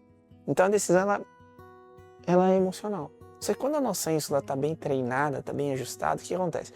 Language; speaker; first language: Portuguese; native; Portuguese